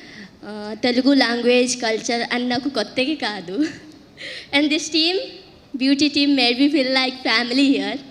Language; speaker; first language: Telugu; early bilingual, heritage; Telugu